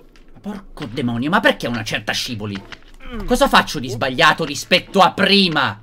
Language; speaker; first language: Italian; native; Italian